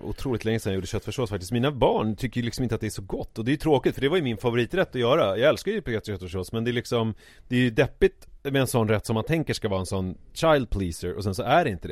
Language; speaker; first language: Swedish; native; Swedish